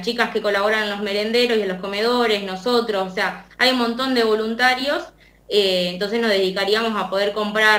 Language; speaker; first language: Spanish; native; Spanish